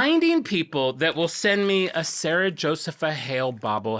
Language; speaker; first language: English; native; English